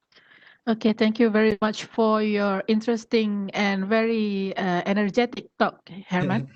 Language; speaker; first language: English; non-native, fluent; Malay